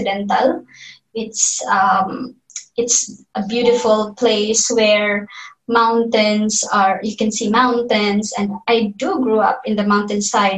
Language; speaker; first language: English; non-native, local second language; Cebuano